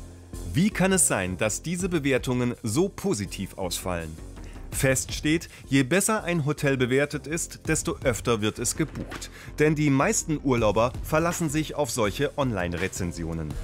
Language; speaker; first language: German; native; German